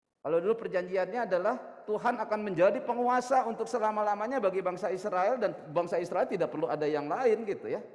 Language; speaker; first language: Indonesian; native; Indonesian